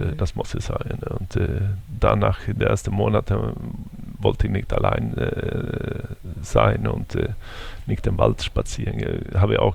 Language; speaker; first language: German; non-native, fluent; Swedish